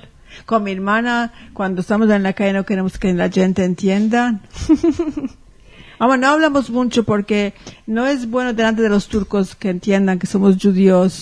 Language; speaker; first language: Spanish; early bilingual, heritage; Ladino